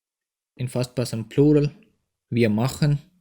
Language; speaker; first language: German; non-native, fluent; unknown